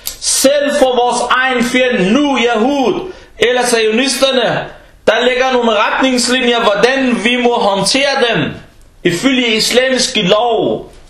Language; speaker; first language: Danish; early bilingual, other home language; Arabic